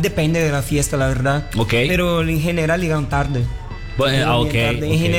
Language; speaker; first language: Spanish; non-native, learner; Portuguese